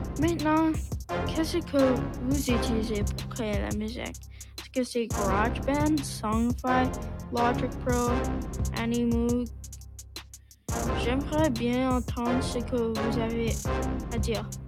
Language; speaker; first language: French; non-native, learner; English